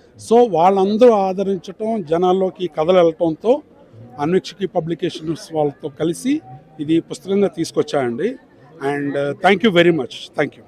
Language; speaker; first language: Telugu; non-native, local second language; Malayalam